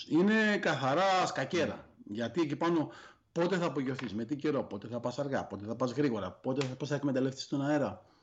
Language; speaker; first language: Greek; native; Greek